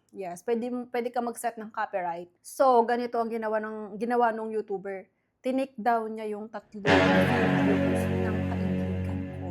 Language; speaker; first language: Filipino; native; Filipino